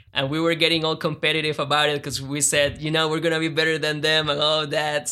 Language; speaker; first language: English; non-native, fluent; Spanish